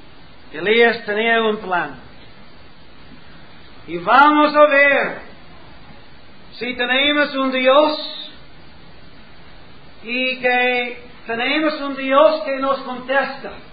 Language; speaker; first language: Spanish; non-native, learner; English